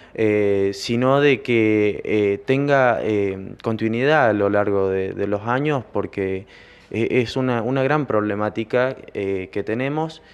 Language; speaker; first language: Spanish; native; Spanish